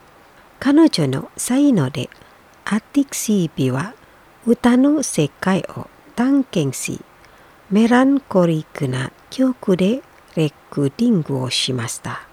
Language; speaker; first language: Japanese; non-native, fluent; Indonesian